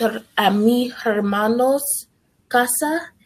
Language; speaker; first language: Spanish; non-native, learner; English